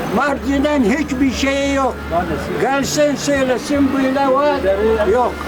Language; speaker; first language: Turkish; non-native, local second language; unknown